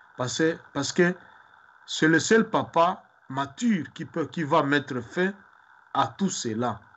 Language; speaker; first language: French; non-native, local second language; Swahili